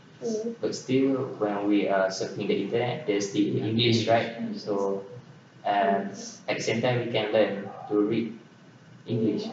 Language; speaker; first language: English; non-native, local second language; Malay